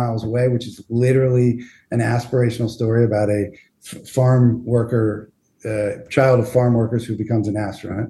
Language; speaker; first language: English; native; English